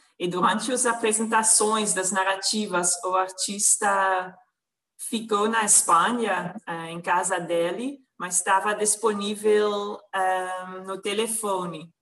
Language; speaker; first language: Portuguese; non-native, fluent; Dutch